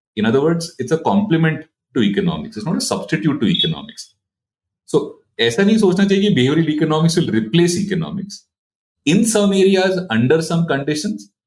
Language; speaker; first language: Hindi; non-native, local second language; Marathi